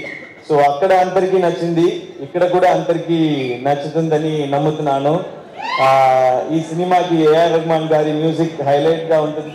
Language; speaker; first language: Telugu; non-native, learner; Tamil